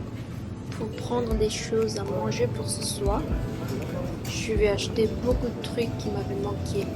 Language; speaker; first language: French; non-native, fluent; Korean